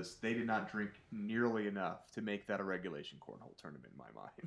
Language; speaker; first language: English; native; English